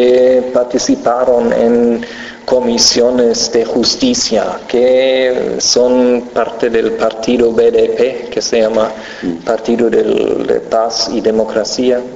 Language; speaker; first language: Spanish; non-native, fluent; German